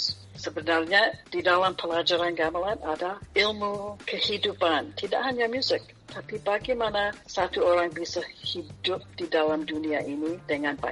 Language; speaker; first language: Indonesian; non-native, fluent; English